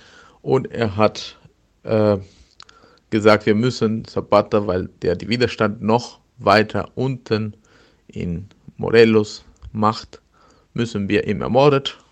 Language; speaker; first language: German; non-native, learner; Spanish